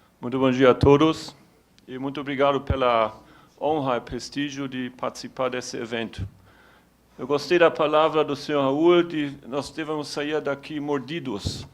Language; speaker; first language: Portuguese; non-native, fluent; German